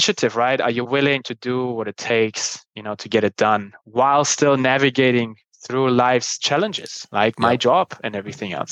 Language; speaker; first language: English; non-native, fluent; German